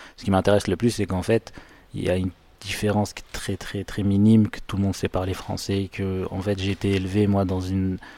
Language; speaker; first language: French; non-native, local second language; Arabic